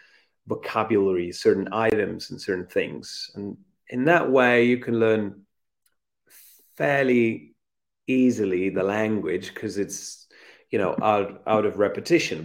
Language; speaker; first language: English; non-native, fluent; Italian